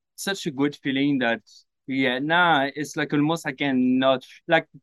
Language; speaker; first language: English; non-native, fluent; French